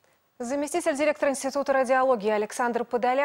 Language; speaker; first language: Russian; native; Russian